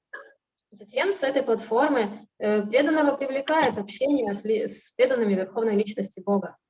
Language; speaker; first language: Russian; native; Russian